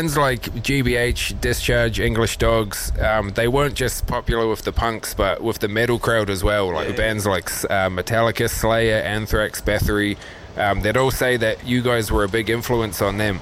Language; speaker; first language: English; native; English